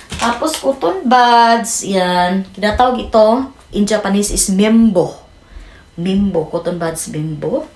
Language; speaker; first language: Filipino; non-native, local second language; Cebuano